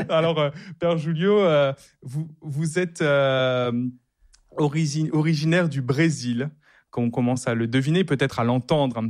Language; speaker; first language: French; native; French